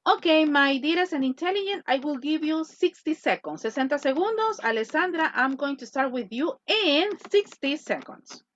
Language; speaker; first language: English; non-native, fluent; Spanish